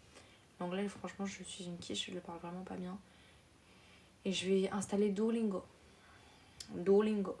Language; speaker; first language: French; native; French